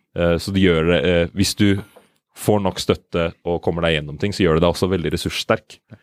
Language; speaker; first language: Norwegian; early bilingual, other home language; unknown